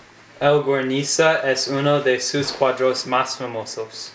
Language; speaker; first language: Spanish; non-native, learner; English